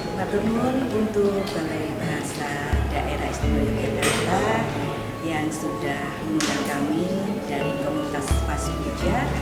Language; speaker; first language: Indonesian; non-native, local second language; Javanese